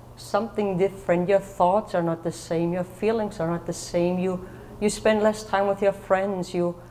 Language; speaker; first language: English; non-native, fluent; German